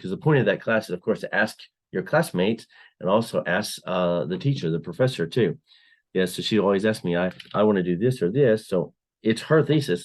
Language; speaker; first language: English; non-native, fluent; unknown